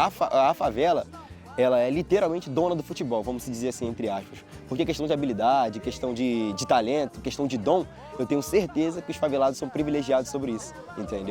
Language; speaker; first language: Portuguese; native; Portuguese